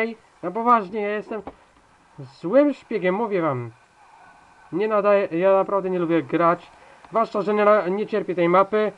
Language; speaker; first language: Polish; native; Polish